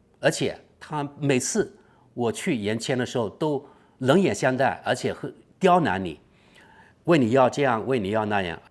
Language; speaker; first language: Chinese; native; Chinese